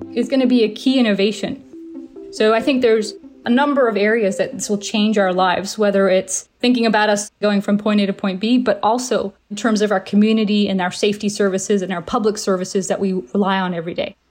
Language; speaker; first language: English; native; English